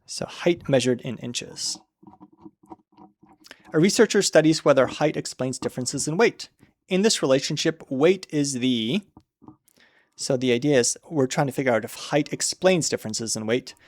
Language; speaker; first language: English; native; English